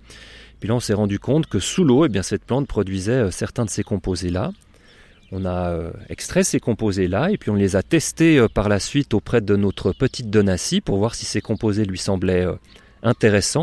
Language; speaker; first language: French; native; French